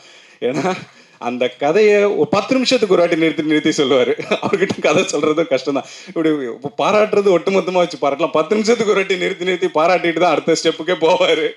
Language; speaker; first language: Tamil; native; Tamil